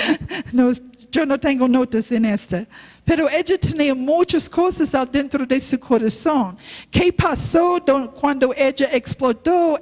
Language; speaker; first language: Spanish; non-native, learner; English